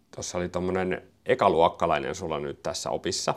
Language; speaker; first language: Finnish; native; Finnish